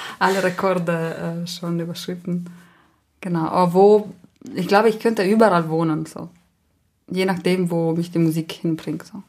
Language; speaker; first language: German; non-native, local second language; Ladin